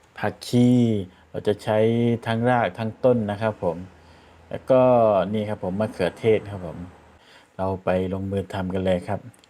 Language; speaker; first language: Thai; non-native, local second language; Malay